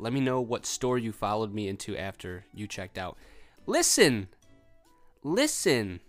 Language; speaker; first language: English; native; English